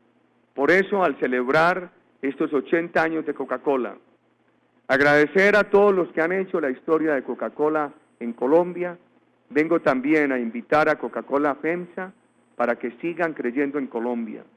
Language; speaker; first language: Spanish; native; Spanish